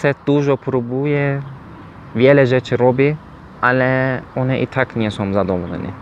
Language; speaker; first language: Polish; non-native, learner; Turkish